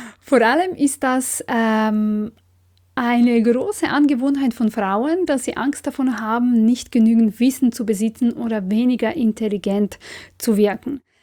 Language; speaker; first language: German; non-native, fluent; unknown